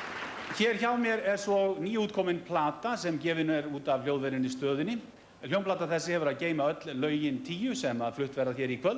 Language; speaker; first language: Icelandic; native; Icelandic